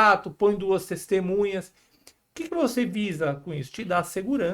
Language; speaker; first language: Portuguese; native; Portuguese